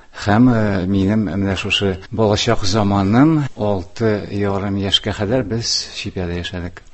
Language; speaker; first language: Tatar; non-native, local second language; Udmurt